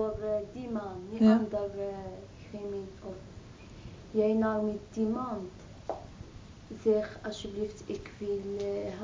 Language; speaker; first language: Dutch; non-native, learner; Arabic